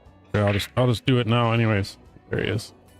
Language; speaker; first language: English; native; English